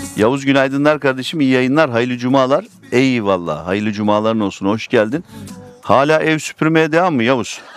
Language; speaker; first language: Turkish; early bilingual, heritage; Turkish